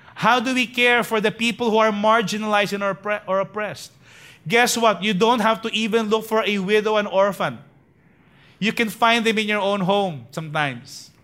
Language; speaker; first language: English; non-native, local second language; Filipino